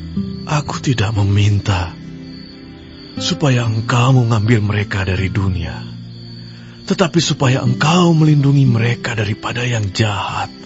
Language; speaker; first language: Indonesian; native; Indonesian